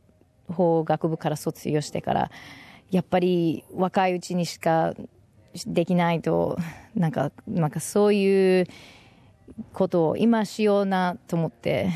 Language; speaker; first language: Japanese; non-native, fluent; English